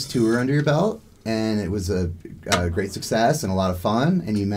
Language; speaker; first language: English; native; English